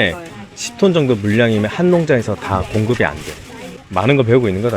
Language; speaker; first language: Korean; native; Korean